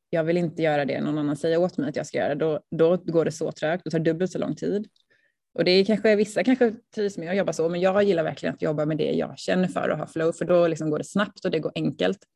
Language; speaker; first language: Swedish; native; Swedish